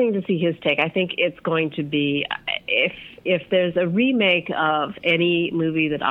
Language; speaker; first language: English; native; English